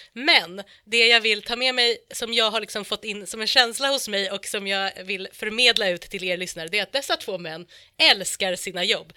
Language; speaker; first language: Swedish; native; Swedish